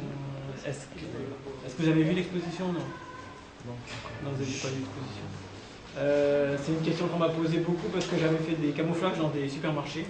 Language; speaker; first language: French; native; French